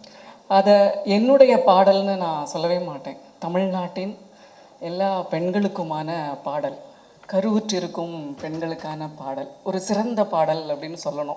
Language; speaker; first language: Tamil; native; Tamil